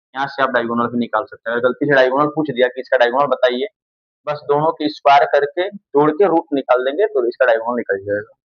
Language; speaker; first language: Hindi; native; Hindi